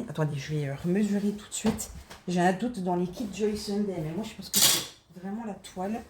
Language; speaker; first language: French; native; French